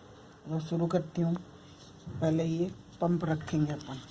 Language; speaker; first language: Hindi; native; Hindi